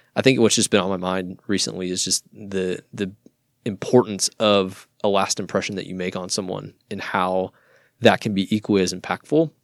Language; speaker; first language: English; native; English